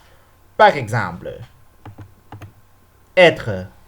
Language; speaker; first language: French; non-native, learner; Spanish